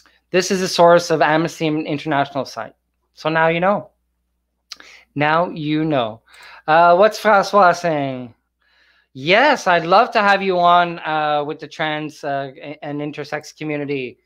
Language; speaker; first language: English; native; English